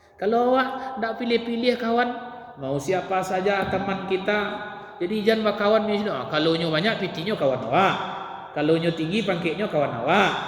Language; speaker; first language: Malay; non-native, local second language; Minangkabau